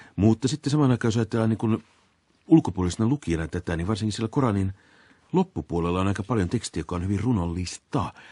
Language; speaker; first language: Finnish; native; Finnish